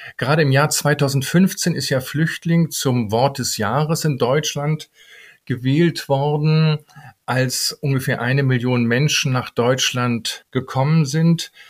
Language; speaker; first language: German; native; German